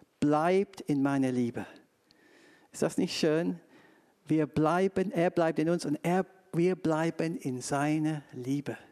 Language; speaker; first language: German; non-native, fluent; English